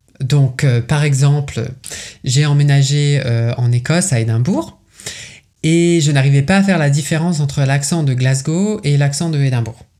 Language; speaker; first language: French; native; French